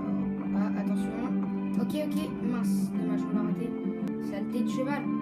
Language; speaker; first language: French; native; French